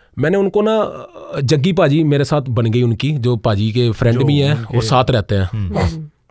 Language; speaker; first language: Hindi; non-native, local second language; Punjabi